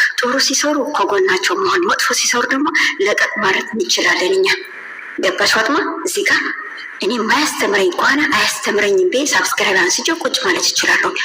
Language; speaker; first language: Amharic; non-native, local second language; Tigrinya